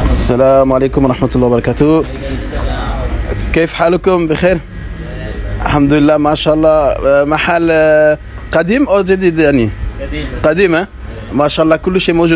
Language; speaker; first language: Arabic; non-native, learner; French